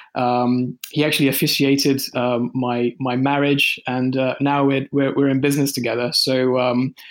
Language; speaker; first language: English; early bilingual, other home language; Hindi